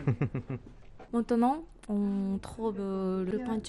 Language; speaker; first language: French; non-native, fluent; Japanese